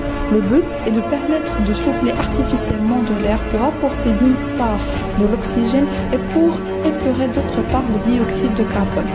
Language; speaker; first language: French; non-native, local second language; Arabic